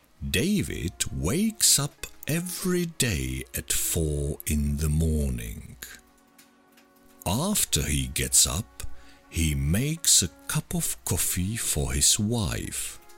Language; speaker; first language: English; non-native, fluent; Czech